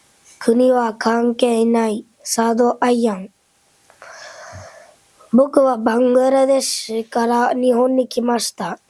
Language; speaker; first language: Japanese; early bilingual, other home language; Bangla